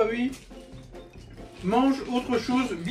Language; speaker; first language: French; native; French